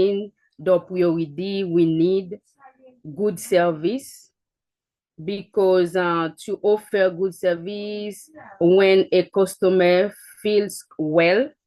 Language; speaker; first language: English; non-native, learner; Haitian Creole